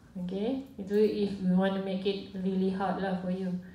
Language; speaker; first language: English; non-native, local second language; Malay